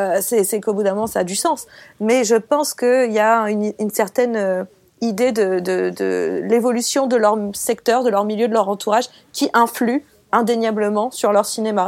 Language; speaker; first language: French; native; French